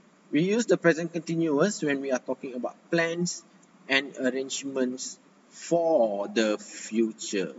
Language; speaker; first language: English; non-native, local second language; Malay